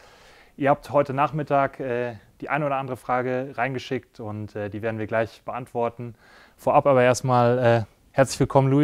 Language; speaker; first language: German; native; German